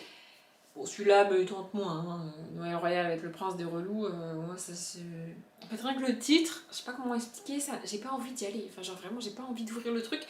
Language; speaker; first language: French; native; French